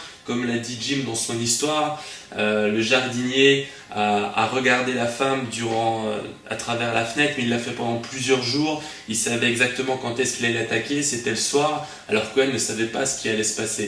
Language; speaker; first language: French; native; French